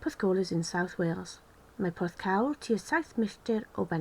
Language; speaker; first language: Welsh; non-native, local second language; English